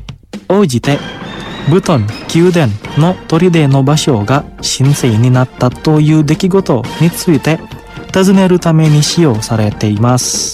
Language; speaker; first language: Japanese; non-native, fluent; Indonesian